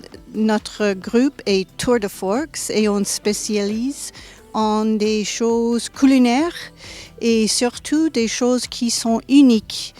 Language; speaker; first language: French; non-native, learner; English